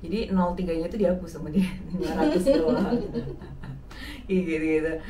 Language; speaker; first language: Indonesian; native; Indonesian